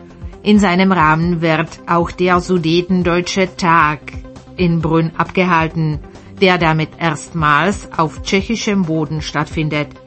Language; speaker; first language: German; native; German